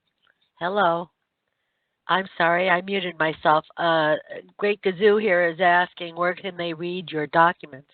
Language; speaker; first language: English; native; English